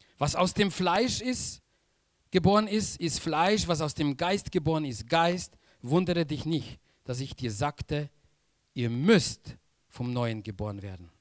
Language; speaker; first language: German; non-native, fluent; Polish